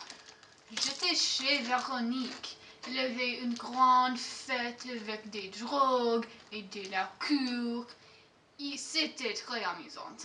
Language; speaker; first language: French; non-native, learner; English